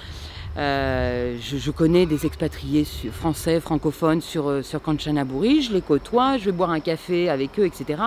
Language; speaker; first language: French; native; French